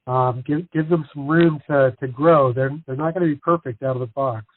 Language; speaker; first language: English; native; English